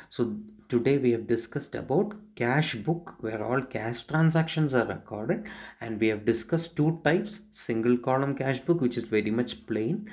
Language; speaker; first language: English; non-native, local second language; Malayalam